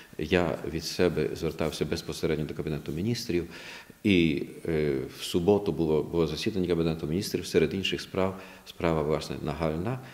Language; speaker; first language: Ukrainian; native; Ukrainian